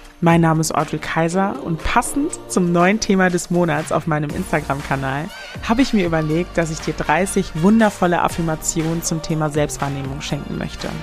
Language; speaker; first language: German; native; German